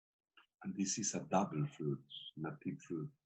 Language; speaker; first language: English; non-native, learner; Portuguese